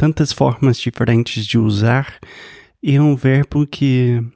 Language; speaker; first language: Portuguese; non-native, fluent; English